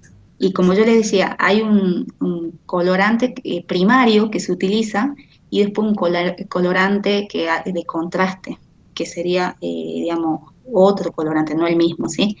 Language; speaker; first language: Spanish; native; Spanish